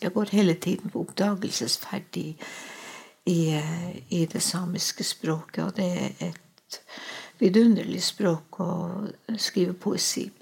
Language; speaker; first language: Norwegian; non-native, local second language; Northern Sami